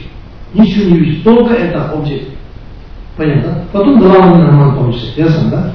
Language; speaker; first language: Russian; non-native, learner; Tibetan